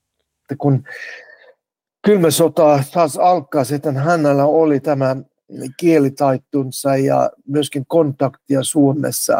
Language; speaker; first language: Finnish; non-native, fluent; Norwegian